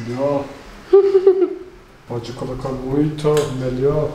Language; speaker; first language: Portuguese; non-native, learner; Turkish